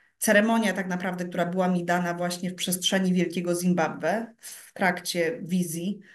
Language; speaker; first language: Polish; early bilingual, heritage; Polish